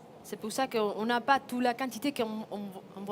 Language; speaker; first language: French; non-native, fluent; Spanish